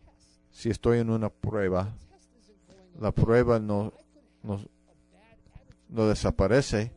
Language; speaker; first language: Spanish; non-native, fluent; English